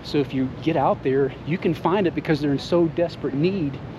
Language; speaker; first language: English; native; English